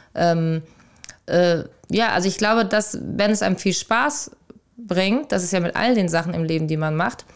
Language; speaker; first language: German; native; German